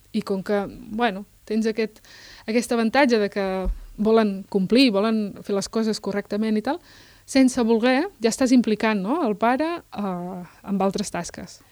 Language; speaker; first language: Catalan; early bilingual, other home language; Berber languages